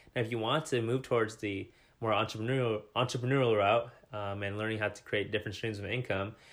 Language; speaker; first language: English; native; English